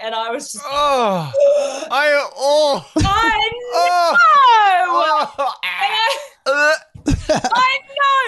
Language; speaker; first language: English; native; English